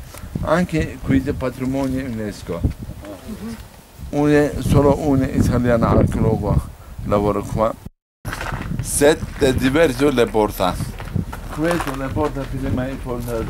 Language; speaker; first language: Italian; non-native, learner; Turkish